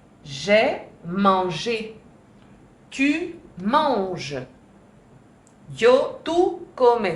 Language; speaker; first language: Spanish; non-native, learner; French